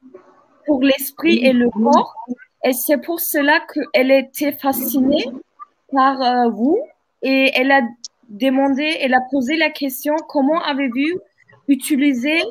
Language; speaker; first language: French; non-native, fluent; Turkish